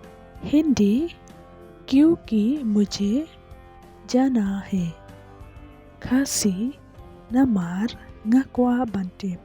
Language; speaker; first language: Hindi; non-native, local second language; Khasi